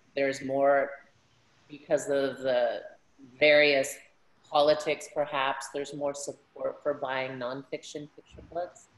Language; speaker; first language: English; early bilingual, other home language; Spanish